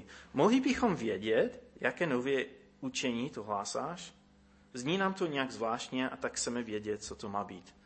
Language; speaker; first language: Czech; non-native, fluent; English